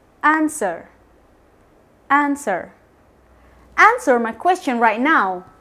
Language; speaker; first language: English; non-native, fluent; Indonesian